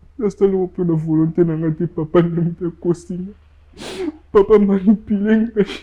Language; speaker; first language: Lingala; non-native, local second language; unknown